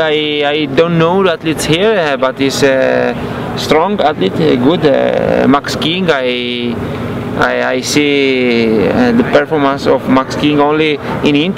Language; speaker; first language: English; non-native, learner; Italian